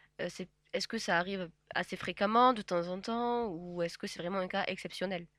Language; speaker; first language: French; native; French